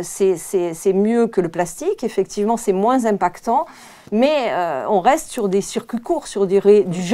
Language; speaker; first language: French; native; French